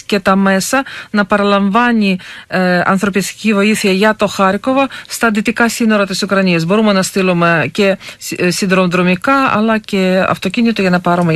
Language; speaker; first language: Greek; non-native, fluent; Ukrainian